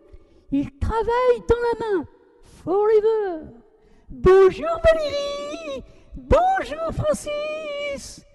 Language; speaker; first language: French; native; French